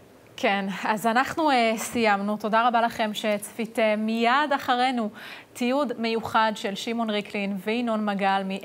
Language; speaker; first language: Hebrew; native; Hebrew